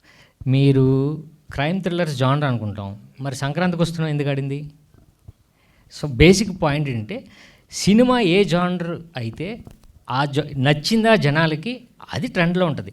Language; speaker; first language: Telugu; native; Telugu